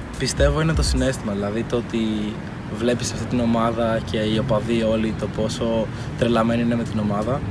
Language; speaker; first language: Greek; native; Greek